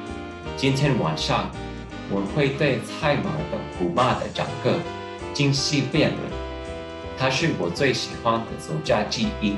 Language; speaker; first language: Chinese; non-native, learner; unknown